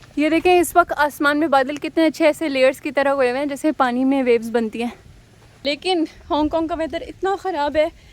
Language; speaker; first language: Urdu; native; Urdu